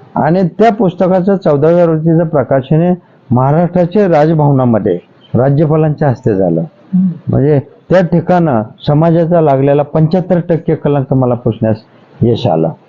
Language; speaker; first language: Marathi; non-native, local second language; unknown